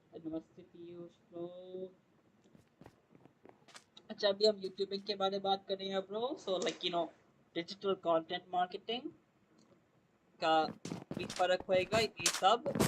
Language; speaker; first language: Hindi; non-native, local second language; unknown